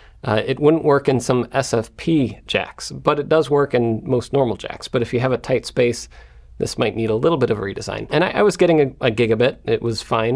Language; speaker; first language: English; native; English